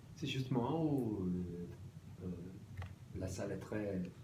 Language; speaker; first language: French; non-native, learner; Portuguese